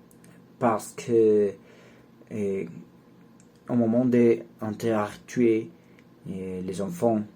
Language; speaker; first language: French; non-native, learner; Spanish